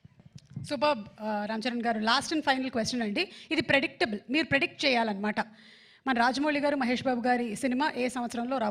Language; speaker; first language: Telugu; native; Telugu